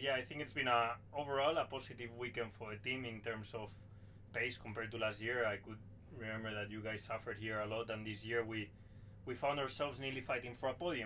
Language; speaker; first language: English; non-native, fluent; Spanish